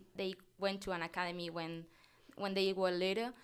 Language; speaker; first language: English; non-native, fluent; Spanish